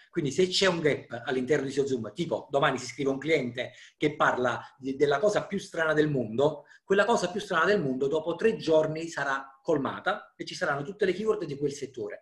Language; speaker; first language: Italian; native; Italian